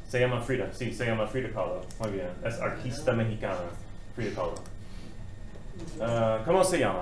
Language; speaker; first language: Spanish; non-native, fluent; English